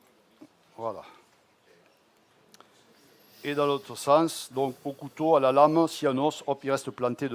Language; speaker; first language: French; native; French